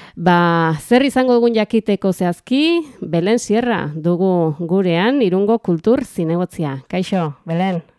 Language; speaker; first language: Basque; native; Basque